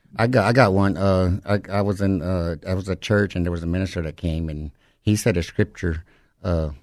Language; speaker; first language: English; native; English